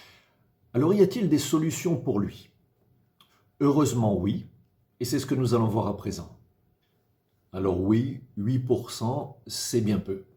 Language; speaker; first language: French; native; French